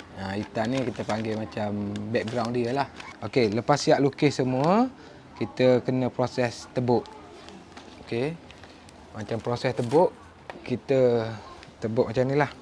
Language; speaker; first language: Malay; native; Malay